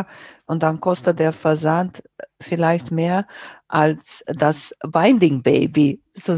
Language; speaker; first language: German; non-native, fluent; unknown